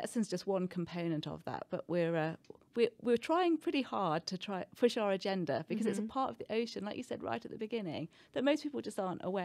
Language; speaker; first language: English; native; English